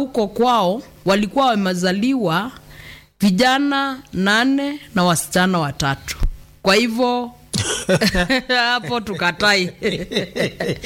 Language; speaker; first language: Swahili; non-native, local second language; Kamba